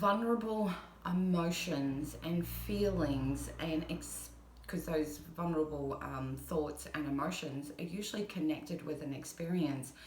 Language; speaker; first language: English; native; English